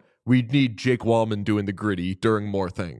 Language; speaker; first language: English; native; English